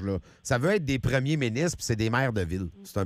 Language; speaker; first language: French; native; French